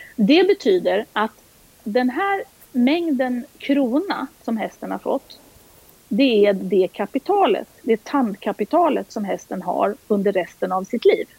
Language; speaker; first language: Swedish; native; Swedish